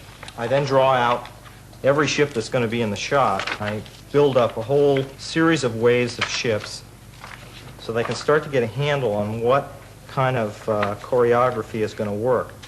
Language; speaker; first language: English; native; English